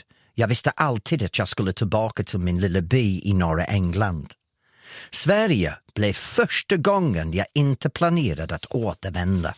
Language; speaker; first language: Swedish; non-native, fluent; English